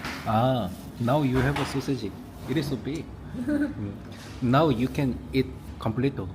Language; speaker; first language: English; non-native, learner; Korean